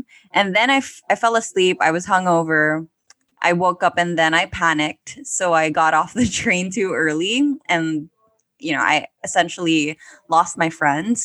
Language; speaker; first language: English; non-native, local second language; Filipino